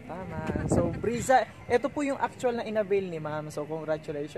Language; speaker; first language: Filipino; native; Filipino